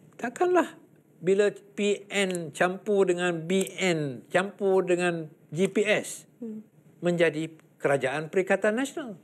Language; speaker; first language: Malay; native; Malay